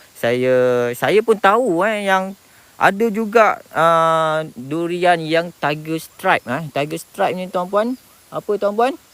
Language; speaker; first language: Malay; native; Malay